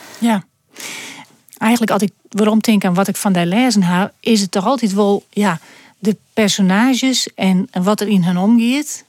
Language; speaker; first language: Dutch; native; Dutch